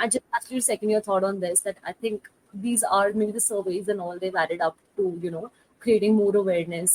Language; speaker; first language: English; non-native, local second language; Hindi